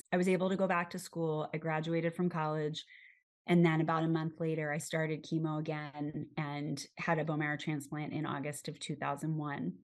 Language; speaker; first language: English; native; English